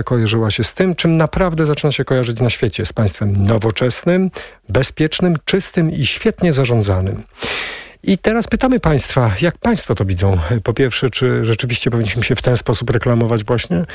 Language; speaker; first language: Polish; native; Polish